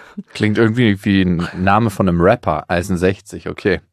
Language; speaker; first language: German; native; German